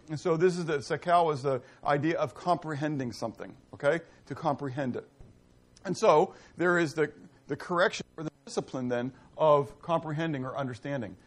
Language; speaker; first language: English; native; English